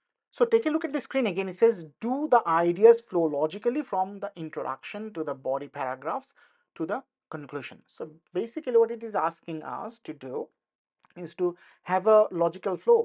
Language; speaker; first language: English; non-native, local second language; Bangla